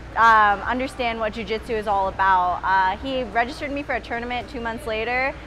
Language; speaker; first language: English; native; English